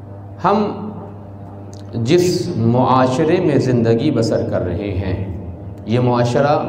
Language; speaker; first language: Urdu; native; Urdu